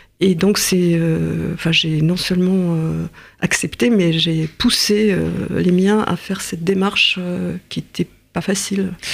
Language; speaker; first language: French; non-native, fluent; Russian